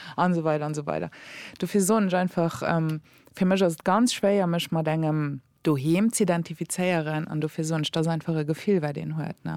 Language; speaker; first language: Luxembourgish; early bilingual, other home language; German